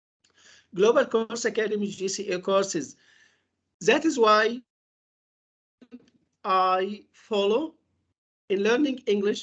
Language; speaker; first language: English; non-native, fluent; Arabic